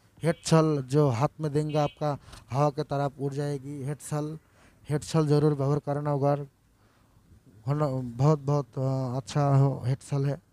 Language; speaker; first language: Hindi; non-native, learner; Bangla